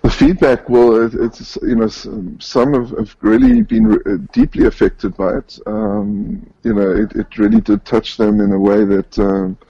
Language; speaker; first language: English; native; English